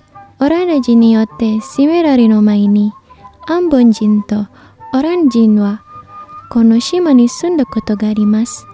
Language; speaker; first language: Japanese; non-native, fluent; Indonesian